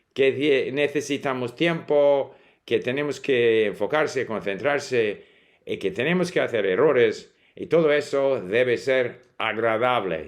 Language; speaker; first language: Spanish; non-native, fluent; English